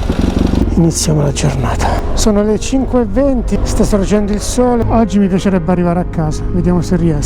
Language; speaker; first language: Italian; native; Italian